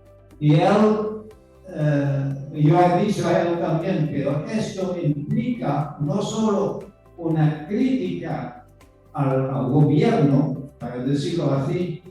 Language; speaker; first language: Spanish; non-native, fluent; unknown